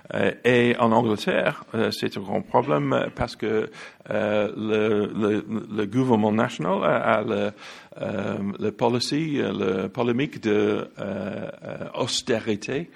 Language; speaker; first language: French; non-native, learner; English